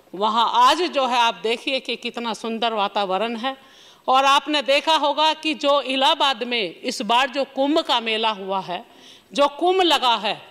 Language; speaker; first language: Hindi; native; Hindi